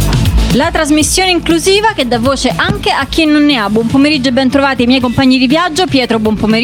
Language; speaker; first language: Italian; native; Italian